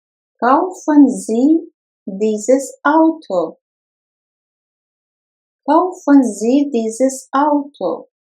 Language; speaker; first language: German; non-native, fluent; Russian